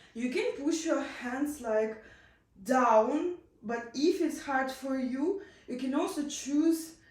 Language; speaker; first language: English; non-native, learner; Ukrainian